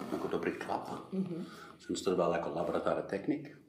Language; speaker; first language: Czech; non-native, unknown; English